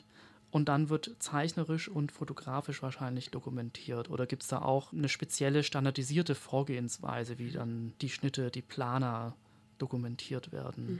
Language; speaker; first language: German; native; German